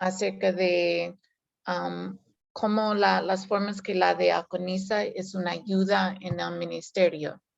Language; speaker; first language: Spanish; non-native, fluent; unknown